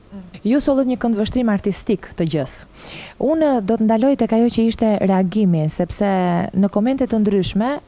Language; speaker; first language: Albanian; native; Albanian